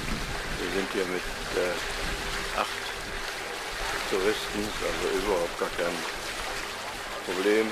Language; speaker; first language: German; native; German